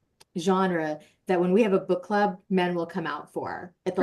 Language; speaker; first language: English; native; English